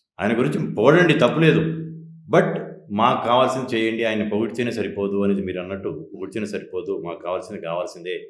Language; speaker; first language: Telugu; native; Telugu